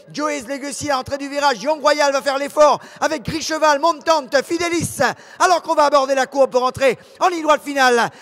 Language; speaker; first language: French; non-native, local second language; Morisyen